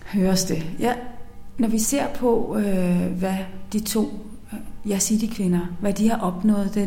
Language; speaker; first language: Danish; native; Danish